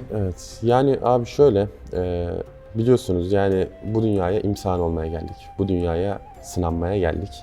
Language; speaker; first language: Turkish; native; Turkish